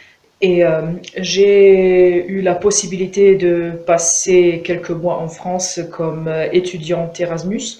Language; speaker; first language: French; non-native, fluent; Croatian